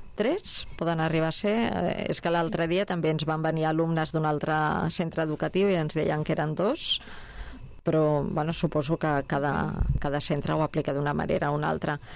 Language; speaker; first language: Catalan; native; Catalan